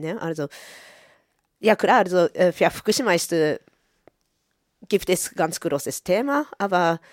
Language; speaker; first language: German; non-native, fluent; Japanese